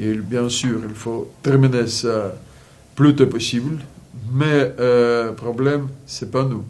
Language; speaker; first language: French; non-native, fluent; Russian